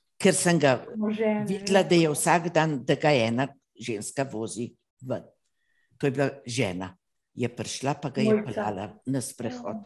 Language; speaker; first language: Slovenian; native; Slovenian